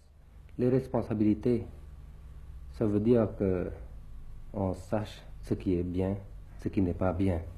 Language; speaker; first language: French; early bilingual, other home language; Thai